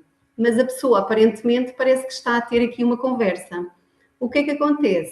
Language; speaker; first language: Portuguese; native; Portuguese